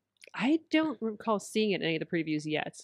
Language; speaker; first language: English; native; English